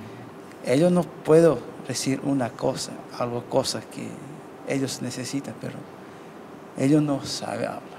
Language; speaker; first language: Spanish; non-native, learner; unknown